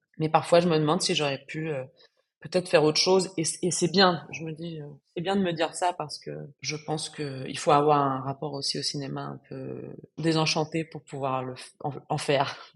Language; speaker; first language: French; non-native, fluent; Spanish